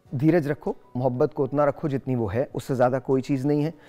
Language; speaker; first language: Urdu; native; Urdu